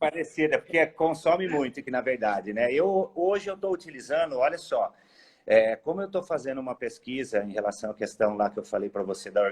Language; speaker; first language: Portuguese; native; Portuguese